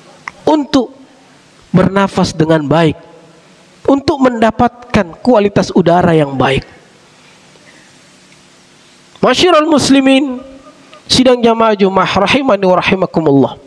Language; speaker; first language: Indonesian; native; Indonesian